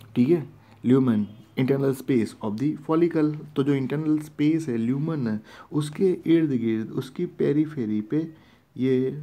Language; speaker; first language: Hindi; non-native, local second language; Gujarati